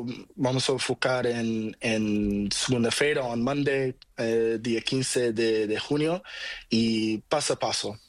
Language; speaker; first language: Spanish; non-native, learner; Portuguese